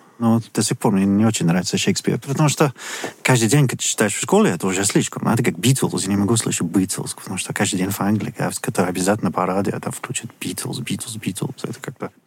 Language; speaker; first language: Russian; non-native, fluent; English